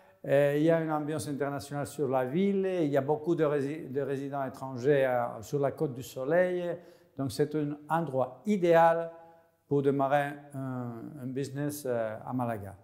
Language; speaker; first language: French; non-native, fluent; Spanish